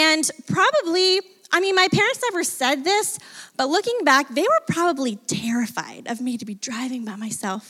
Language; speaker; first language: English; native; English